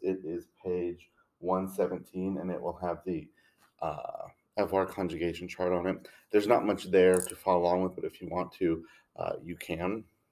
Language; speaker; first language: English; native; English